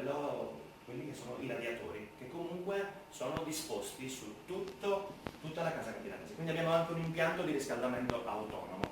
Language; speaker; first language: Italian; native; Italian